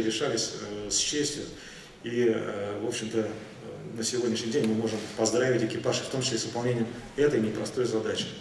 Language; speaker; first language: Russian; native; Russian